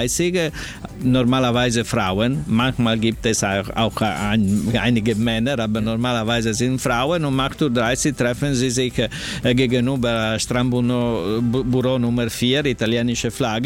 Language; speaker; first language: German; non-native, learner; Italian